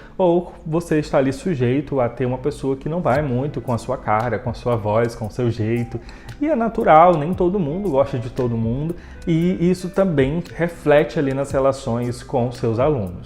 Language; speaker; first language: Portuguese; native; Portuguese